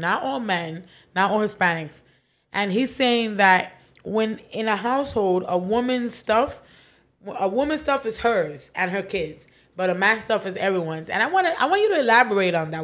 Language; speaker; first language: English; early bilingual, other home language; Spanish